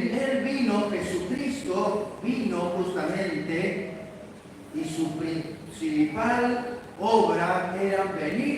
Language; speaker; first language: Spanish; native; Spanish